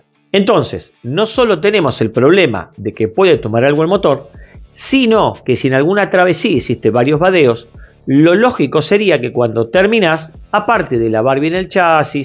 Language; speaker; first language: Spanish; native; Spanish